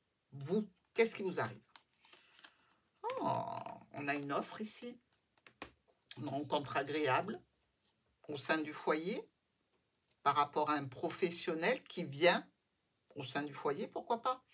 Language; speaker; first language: French; native; French